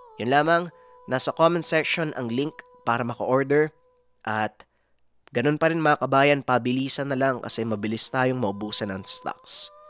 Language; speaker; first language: Filipino; native; Filipino